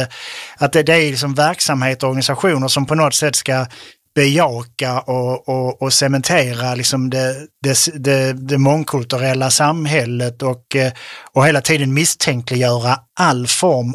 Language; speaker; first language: Swedish; native; Swedish